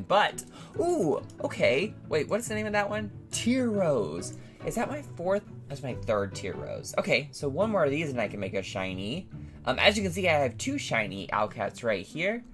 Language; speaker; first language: English; native; English